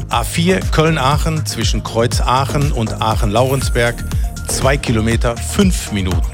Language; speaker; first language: German; native; German